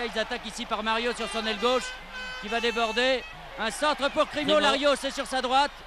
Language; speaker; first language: French; native; French